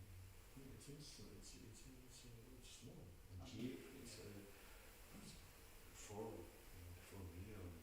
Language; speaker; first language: English; non-native, learner; Russian